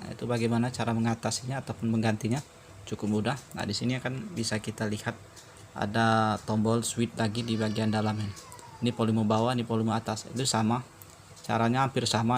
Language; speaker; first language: Indonesian; native; Indonesian